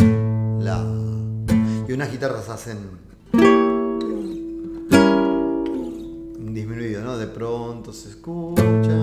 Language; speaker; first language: Spanish; native; Spanish